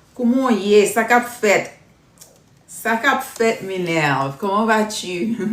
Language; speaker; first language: French; non-native, local second language; Haitian Creole